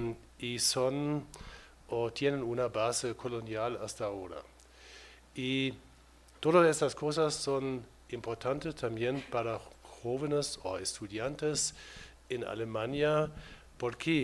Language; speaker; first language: Spanish; non-native, fluent; German